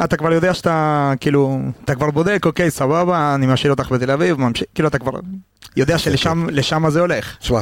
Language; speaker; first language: Hebrew; early bilingual, other home language; Spanish